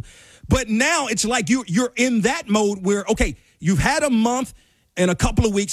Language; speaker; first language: English; native; English